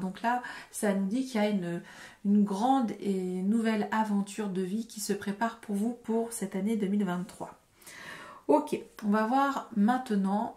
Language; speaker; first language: French; native; French